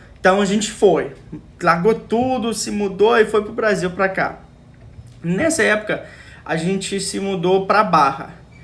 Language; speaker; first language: Portuguese; early bilingual, other home language; English